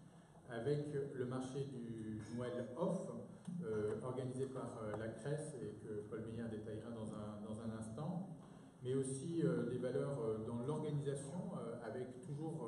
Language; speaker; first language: French; native; French